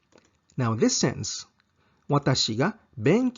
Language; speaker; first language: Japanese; non-native, fluent; English